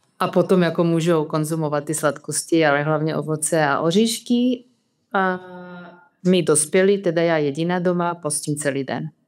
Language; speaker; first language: Czech; non-native, fluent; Serbian